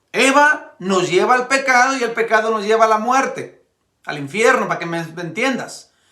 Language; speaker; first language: Spanish; native; Spanish